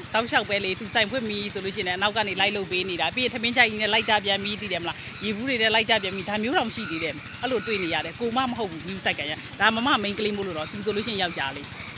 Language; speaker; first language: Burmese; native; Burmese